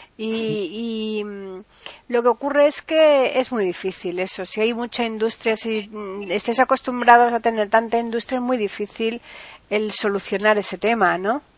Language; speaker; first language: Spanish; native; Spanish